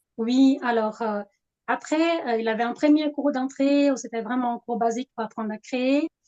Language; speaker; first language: French; non-native, fluent; Portuguese